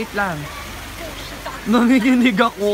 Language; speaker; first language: Filipino; native; Filipino